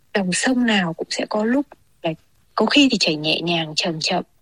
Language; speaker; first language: Vietnamese; native; Vietnamese